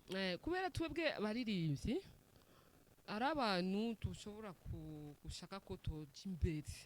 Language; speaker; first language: Rundi; non-native, local second language; Swahili